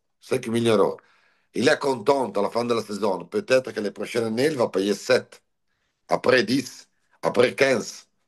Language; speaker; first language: French; non-native, learner; Italian